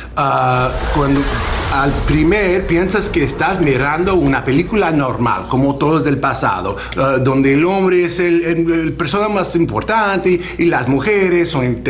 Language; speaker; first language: Spanish; non-native, learner; English